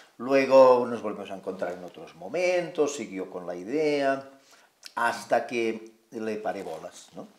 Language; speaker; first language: Spanish; non-native, local second language; Catalan